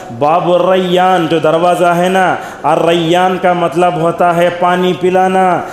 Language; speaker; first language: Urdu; native; Urdu